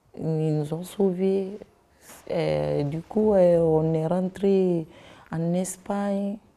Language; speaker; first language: French; non-native, local second language; Fula